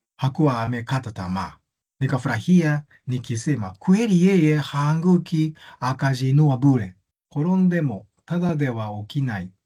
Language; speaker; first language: Swahili; non-native, fluent; Japanese